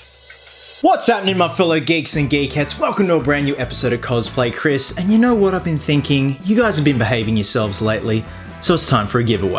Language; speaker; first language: English; native; English